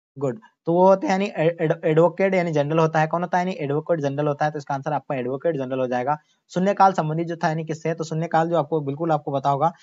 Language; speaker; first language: Hindi; native; Hindi